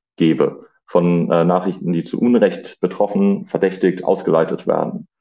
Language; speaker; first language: German; native; German